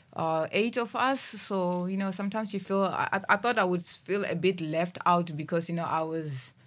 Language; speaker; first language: English; non-native, local second language; Venda